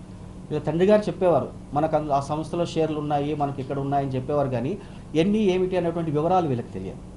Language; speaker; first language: Telugu; native; Telugu